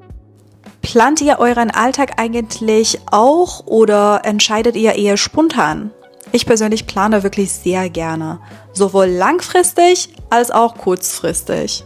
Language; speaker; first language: German; non-native, fluent; Persian